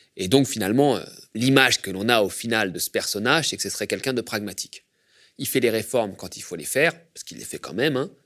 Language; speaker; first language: French; native; French